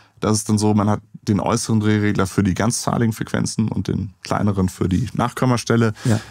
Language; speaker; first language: German; native; German